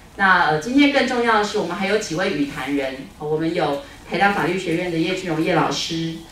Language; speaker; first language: Chinese; native; Chinese